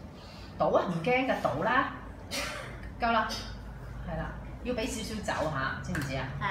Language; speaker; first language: Cantonese; native; Cantonese